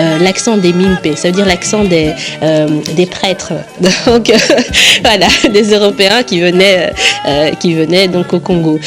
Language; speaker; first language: French; early bilingual, other home language; Kongo